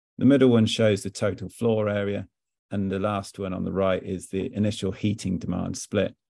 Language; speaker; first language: English; native; English